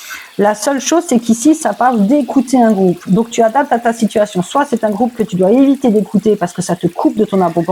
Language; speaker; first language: French; native; French